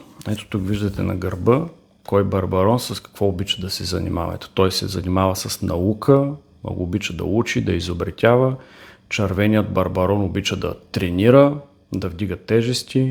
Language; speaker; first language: Bulgarian; native; Bulgarian